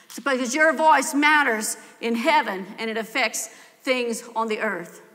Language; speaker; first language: English; native; English